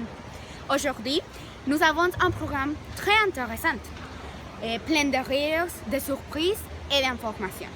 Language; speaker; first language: French; non-native, learner; Spanish